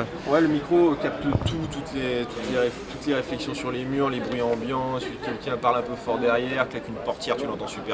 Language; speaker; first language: French; native; French